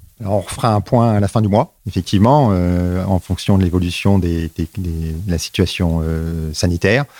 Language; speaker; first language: French; native; French